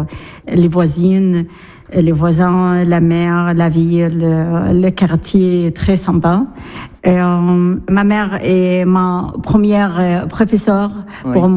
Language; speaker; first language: French; non-native, learner; Arabic